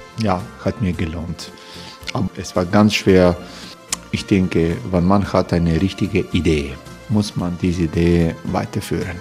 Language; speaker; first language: German; non-native, fluent; Croatian